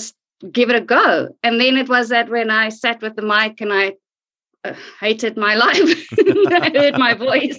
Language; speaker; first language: English; non-native, local second language; Afrikaans